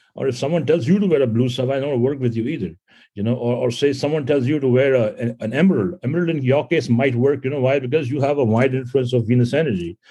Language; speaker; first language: English; non-native, local second language; Punjabi